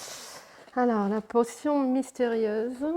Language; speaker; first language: French; non-native, fluent; Portuguese